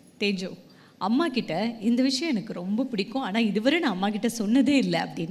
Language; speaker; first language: Tamil; native; Tamil